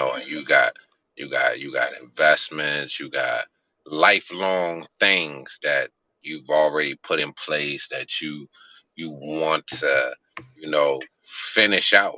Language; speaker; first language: English; native; English